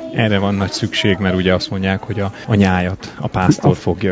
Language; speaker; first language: Hungarian; native; Hungarian